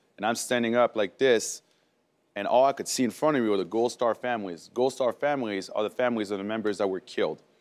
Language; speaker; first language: English; early bilingual, other home language; French